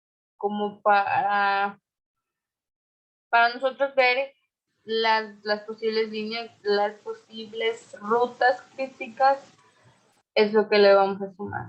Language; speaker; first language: Spanish; native; Spanish